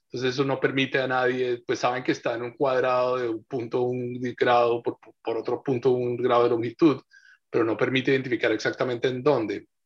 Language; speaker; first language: Spanish; native; Spanish